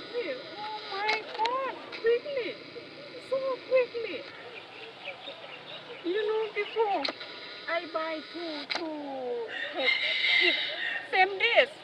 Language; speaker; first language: English; non-native, learner; Thai